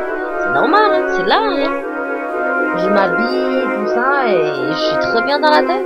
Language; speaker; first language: French; non-native, learner; English